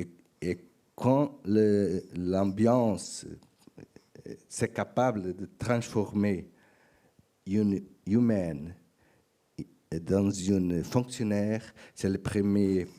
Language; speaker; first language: French; non-native, learner; Portuguese